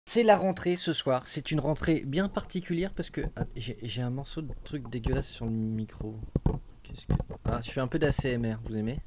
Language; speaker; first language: French; native; French